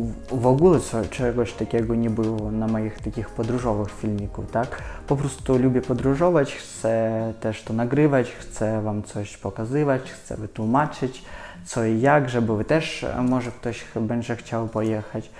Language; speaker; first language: Polish; non-native, fluent; Russian